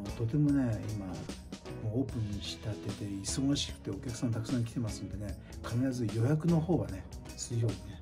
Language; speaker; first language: Japanese; native; Japanese